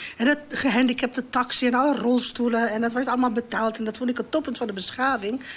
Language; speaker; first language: Dutch; non-native, fluent; Romanian